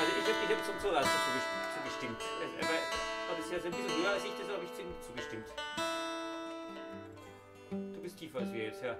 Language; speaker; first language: German; native; German